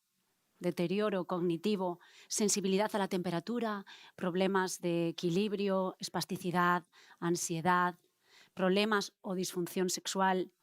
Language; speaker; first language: Spanish; native; Spanish